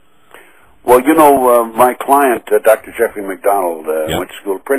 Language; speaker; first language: English; native; English